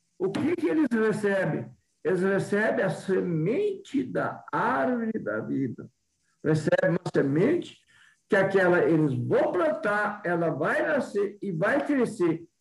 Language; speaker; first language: Portuguese; native; Portuguese